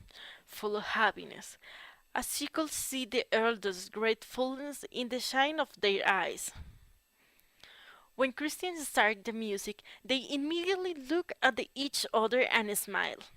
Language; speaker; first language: English; non-native, learner; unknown